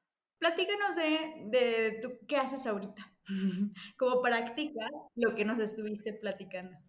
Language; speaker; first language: Spanish; native; Spanish